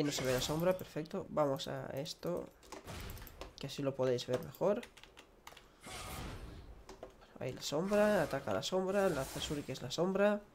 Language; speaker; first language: Spanish; native; Spanish